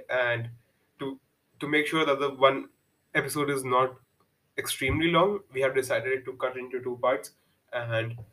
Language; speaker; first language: English; non-native, local second language; Hindi